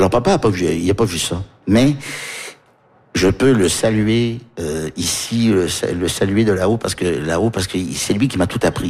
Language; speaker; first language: French; early bilingual, other home language; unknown